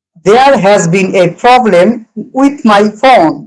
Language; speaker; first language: English; non-native, local second language; Bangla